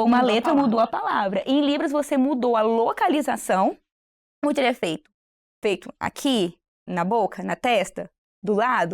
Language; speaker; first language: Portuguese; native; Portuguese